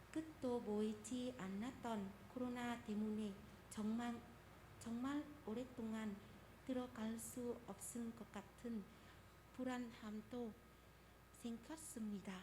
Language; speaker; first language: Korean; non-native, fluent; Vietnamese